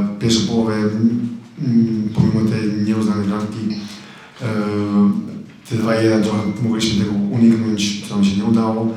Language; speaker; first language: Polish; non-native, fluent; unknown